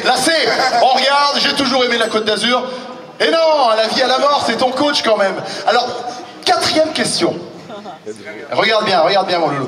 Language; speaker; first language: French; native; French